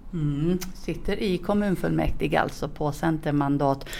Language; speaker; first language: Swedish; native; Swedish